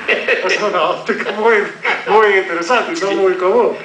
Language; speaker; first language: Spanish; non-native, learner; English